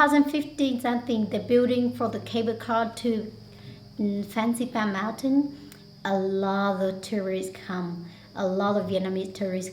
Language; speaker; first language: English; non-native, learner; Hmong